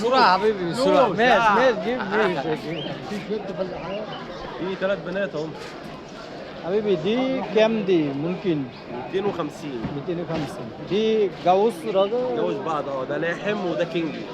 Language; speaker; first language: Arabic; non-native, learner; Bangla